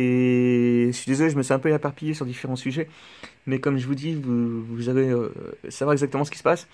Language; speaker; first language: French; native; French